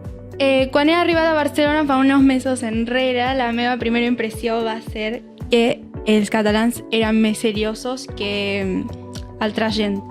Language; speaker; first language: Catalan; non-native, learner; Spanish